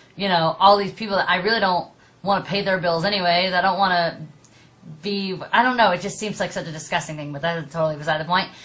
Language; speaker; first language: English; native; English